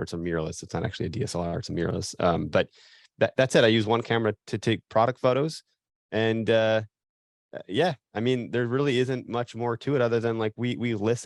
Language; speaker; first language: English; native; English